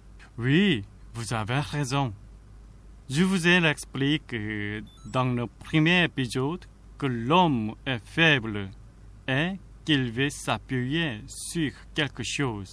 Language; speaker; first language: French; non-native, fluent; Korean